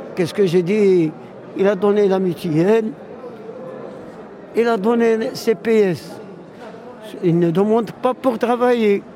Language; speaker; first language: French; non-native, local second language; Arabic